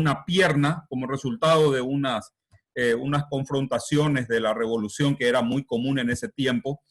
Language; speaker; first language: Spanish; native; Spanish